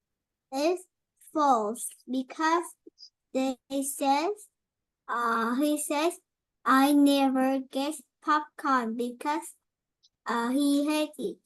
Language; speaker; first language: English; non-native, learner; Vietnamese